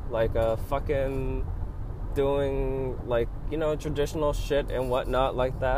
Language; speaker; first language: English; native; English